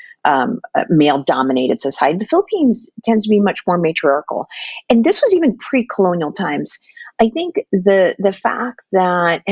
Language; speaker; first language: English; non-native, local second language; Filipino